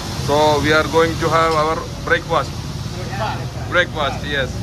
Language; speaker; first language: English; non-native, fluent; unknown